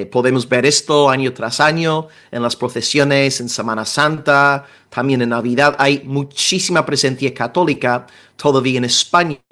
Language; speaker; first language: Spanish; non-native, fluent; English